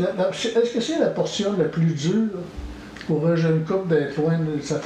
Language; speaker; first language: French; native; French